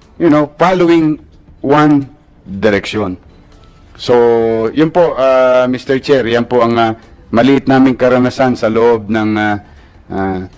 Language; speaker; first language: Filipino; native; Filipino